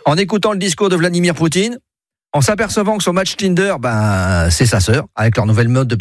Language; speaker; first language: French; native; French